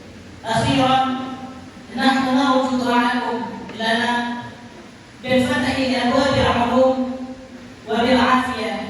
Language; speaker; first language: Arabic; non-native, fluent; Achinese